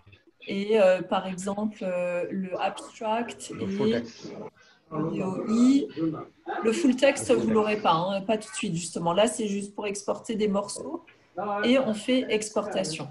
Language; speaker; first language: French; native; French